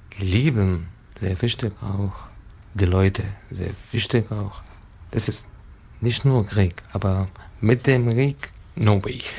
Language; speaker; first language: German; non-native, learner; Arabic